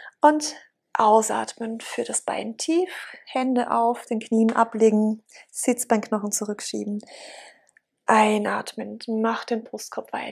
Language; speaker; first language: German; native; German